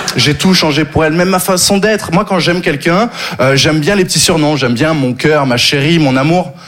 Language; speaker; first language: French; native; French